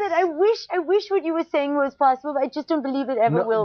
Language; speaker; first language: English; native; English